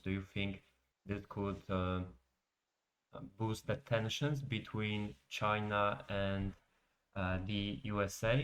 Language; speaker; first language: English; non-native, fluent; Polish